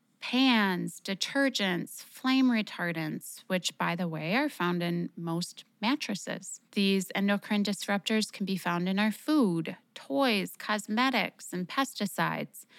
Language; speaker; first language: English; native; English